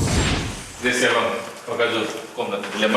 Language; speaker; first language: Russian; non-native, fluent; Nepali